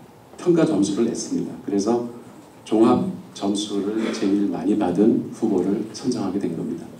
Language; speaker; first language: Korean; native; Korean